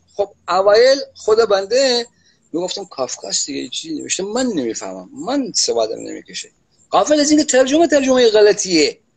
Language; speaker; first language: Persian; non-native, local second language; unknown